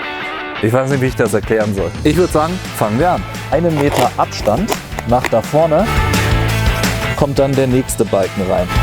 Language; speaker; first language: German; native; German